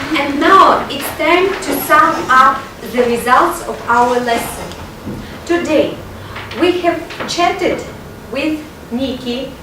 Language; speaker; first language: English; non-native, fluent; Russian